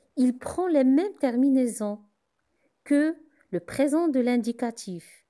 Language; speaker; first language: French; non-native, local second language; Arabic